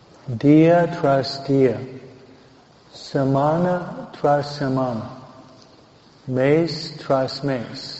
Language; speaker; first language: Spanish; non-native, fluent; English